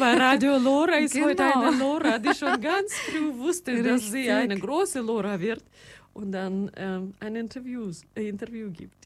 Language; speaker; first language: German; non-native, fluent; Russian